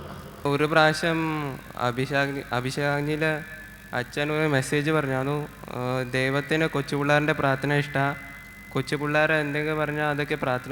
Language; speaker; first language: Malayalam; early bilingual, heritage; Malayalam